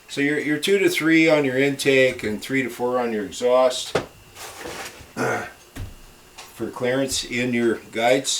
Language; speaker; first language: English; native; English